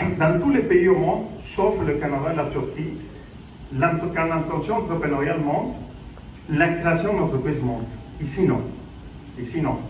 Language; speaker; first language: French; non-native, fluent; Spanish